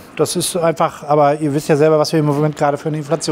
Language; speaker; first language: German; native; German